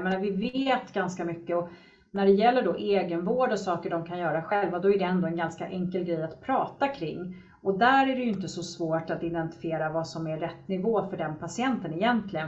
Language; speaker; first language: Swedish; native; Swedish